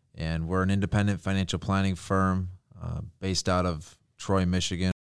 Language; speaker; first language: English; native; English